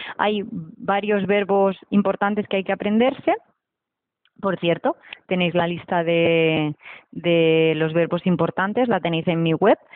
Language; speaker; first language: Spanish; native; Spanish